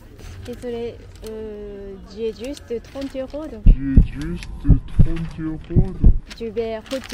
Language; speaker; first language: French; non-native, learner; Japanese